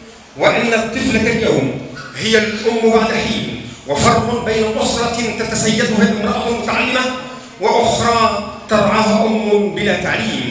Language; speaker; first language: Arabic; native; Arabic